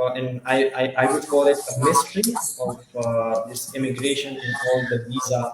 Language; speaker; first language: English; non-native, local second language; Pashto